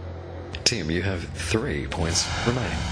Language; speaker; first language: English; native; English